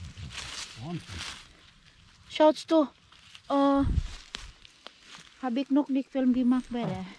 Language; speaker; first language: German; non-native, learner; Filipino